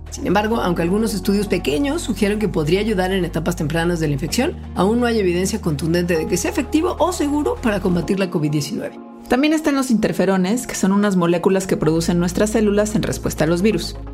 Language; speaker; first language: Spanish; native; Spanish